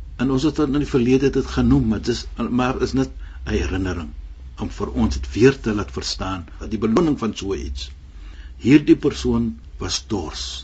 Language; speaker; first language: Afrikaans; non-native, fluent; Arabic